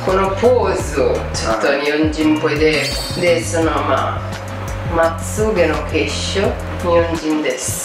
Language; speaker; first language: Japanese; non-native, fluent; Italian